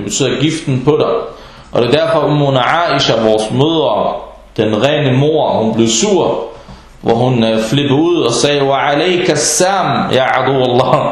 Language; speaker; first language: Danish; non-native, fluent; Arabic